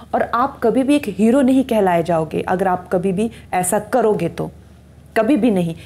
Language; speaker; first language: Hindi; native; Hindi